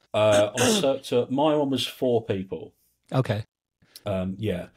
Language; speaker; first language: English; native; English